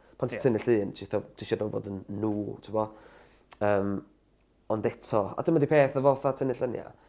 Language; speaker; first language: Welsh; native; Welsh